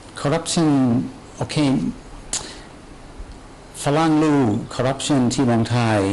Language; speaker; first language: Thai; non-native, learner; English